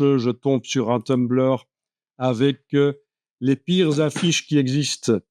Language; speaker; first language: French; native; French